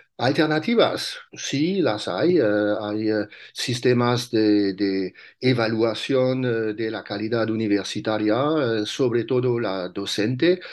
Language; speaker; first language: Spanish; non-native, fluent; French